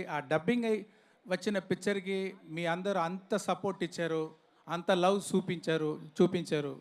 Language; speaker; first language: Telugu; non-native, learner; Tamil